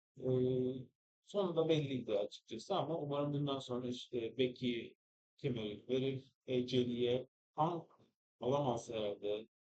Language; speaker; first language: Turkish; native; Turkish